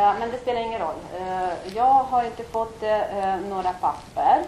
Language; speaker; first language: Swedish; non-native, fluent; Russian